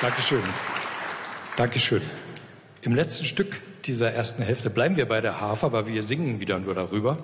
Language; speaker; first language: German; native; German